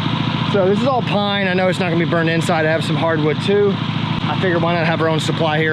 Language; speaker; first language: English; native; English